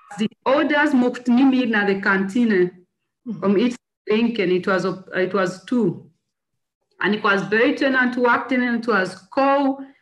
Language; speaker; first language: Dutch; non-native, learner; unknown